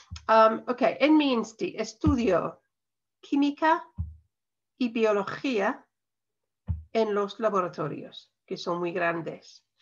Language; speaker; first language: Spanish; non-native, fluent; English